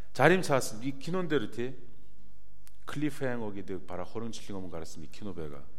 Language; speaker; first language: Mongolian; non-native, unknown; Korean